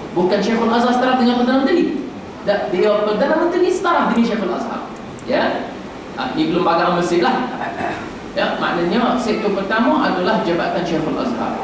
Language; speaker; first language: Malay; non-native, fluent; Arabic